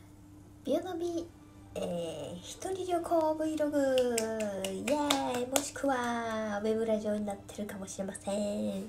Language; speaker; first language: Japanese; native; Japanese